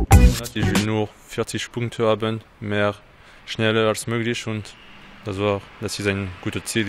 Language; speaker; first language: German; non-native, learner; French